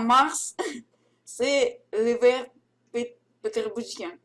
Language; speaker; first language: French; non-native, learner; Russian